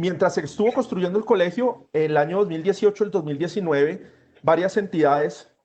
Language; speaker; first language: Spanish; native; Spanish